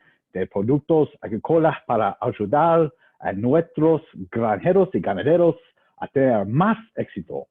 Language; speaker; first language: Spanish; non-native, learner; English